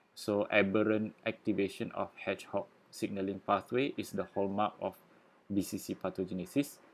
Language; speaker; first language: English; non-native, local second language; Malay